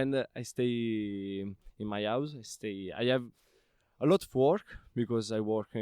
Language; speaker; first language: English; non-native, learner; Italian